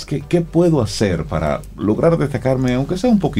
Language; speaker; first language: Spanish; native; Spanish